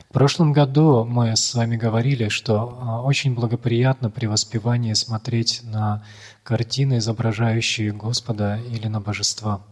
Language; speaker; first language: Russian; native; Russian